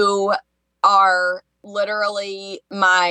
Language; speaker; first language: English; native; English